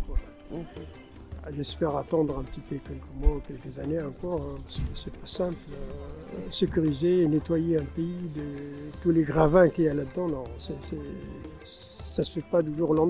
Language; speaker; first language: French; non-native, local second language; Tamasheq